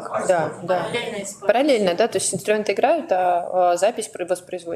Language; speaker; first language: Russian; native; Russian